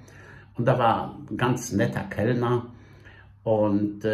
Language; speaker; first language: German; non-native, fluent; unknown